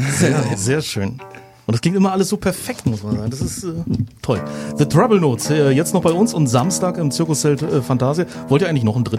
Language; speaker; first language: German; native; German